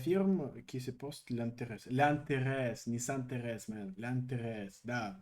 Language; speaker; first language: French; non-native, learner; Russian